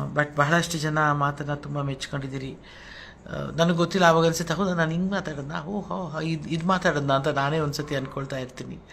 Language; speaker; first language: Kannada; non-native, local second language; Telugu